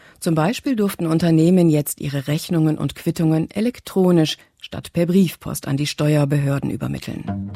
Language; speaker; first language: German; native; German